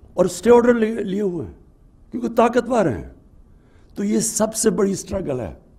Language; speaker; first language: Urdu; native; Urdu